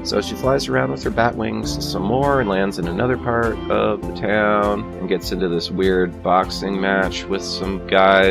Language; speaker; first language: English; native; English